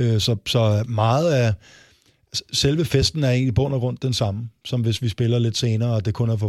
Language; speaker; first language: Danish; native; Danish